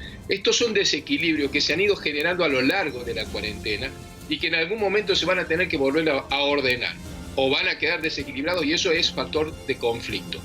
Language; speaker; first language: Spanish; native; Spanish